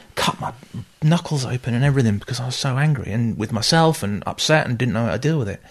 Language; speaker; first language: English; native; English